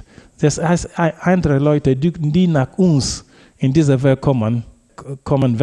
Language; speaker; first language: German; non-native, fluent; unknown